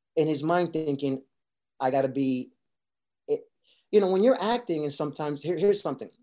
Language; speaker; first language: Spanish; early bilingual, heritage; Spanish